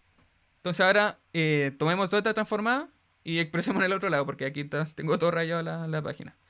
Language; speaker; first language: Spanish; native; Spanish